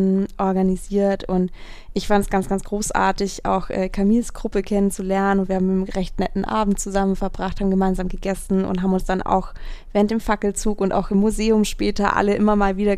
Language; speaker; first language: German; native; German